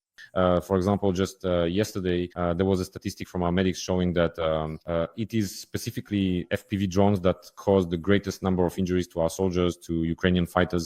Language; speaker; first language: English; non-native, fluent; Ukrainian